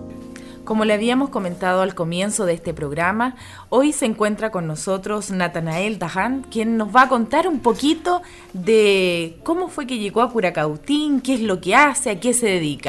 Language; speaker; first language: Spanish; native; Spanish